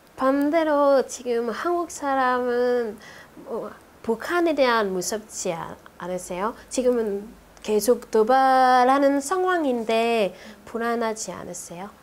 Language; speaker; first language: Korean; non-native, fluent; French